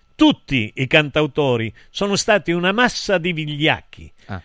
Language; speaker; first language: Italian; native; Italian